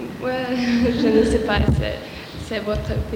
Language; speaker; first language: French; non-native, learner; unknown